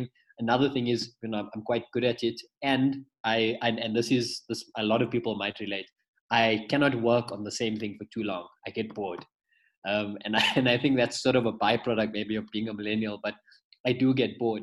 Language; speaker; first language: English; native; English